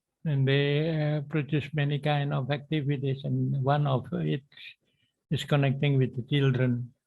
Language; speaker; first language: English; non-native, learner; Indonesian